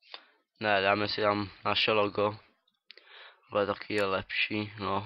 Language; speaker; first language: Czech; native; Czech